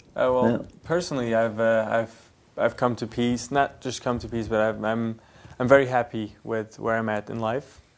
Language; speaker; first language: English; early bilingual, other home language; Yiddish